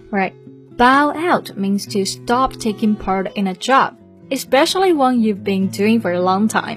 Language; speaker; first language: English; non-native, fluent; Chinese